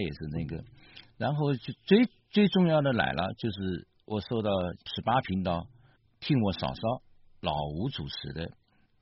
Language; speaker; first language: Chinese; native; Chinese